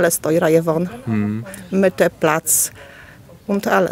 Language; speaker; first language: German; non-native, learner; Polish